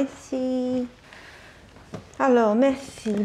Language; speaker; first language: French; non-native, learner; Japanese